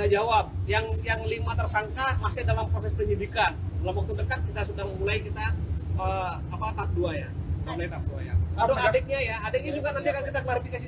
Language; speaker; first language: Indonesian; native; Indonesian